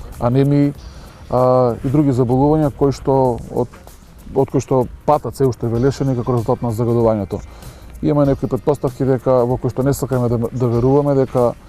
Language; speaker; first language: Macedonian; native; Macedonian